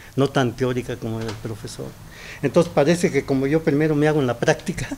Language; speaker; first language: Spanish; native; Spanish